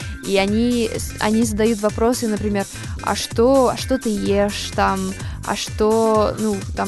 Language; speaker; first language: Russian; non-native, fluent; English